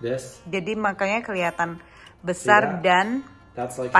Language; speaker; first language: Indonesian; native; Indonesian